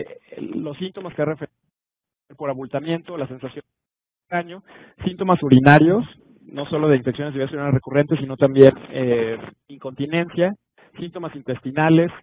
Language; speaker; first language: Spanish; native; Spanish